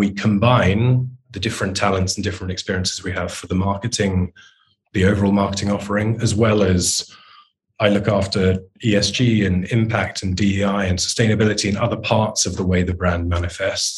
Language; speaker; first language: English; native; English